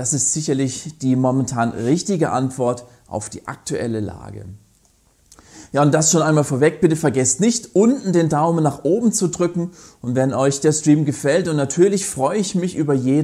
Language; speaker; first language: German; native; German